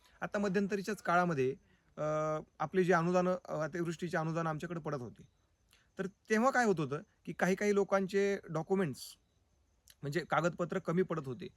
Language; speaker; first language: Marathi; native; Marathi